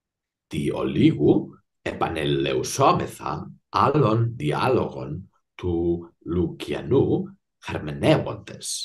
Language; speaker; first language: Greek; non-native, fluent; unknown